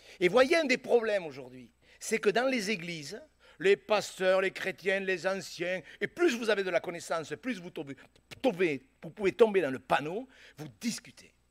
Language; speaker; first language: French; native; French